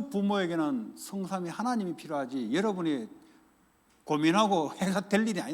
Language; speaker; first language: Korean; native; Korean